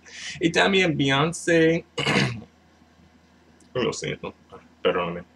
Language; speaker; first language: Spanish; non-native, learner; English